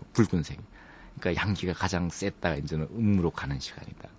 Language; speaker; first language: Korean; native; Korean